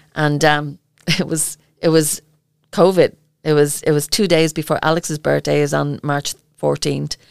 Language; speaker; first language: English; native; English